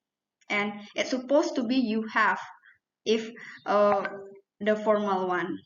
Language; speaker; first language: English; non-native, learner; Indonesian